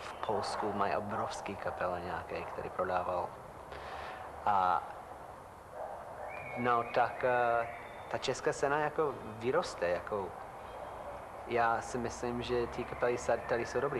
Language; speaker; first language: Czech; non-native, fluent; English